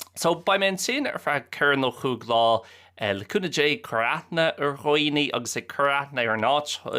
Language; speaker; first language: Irish; native; Irish